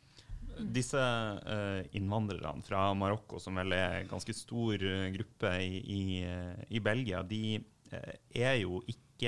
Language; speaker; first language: Norwegian; native; Norwegian